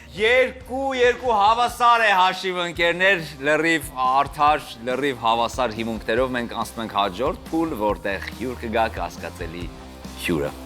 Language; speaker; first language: Armenian; native; Armenian